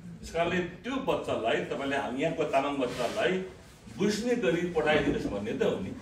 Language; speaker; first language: Nepali; non-native, local second language; Eastern Tamang